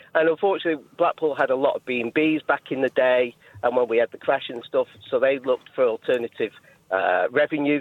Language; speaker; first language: English; native; English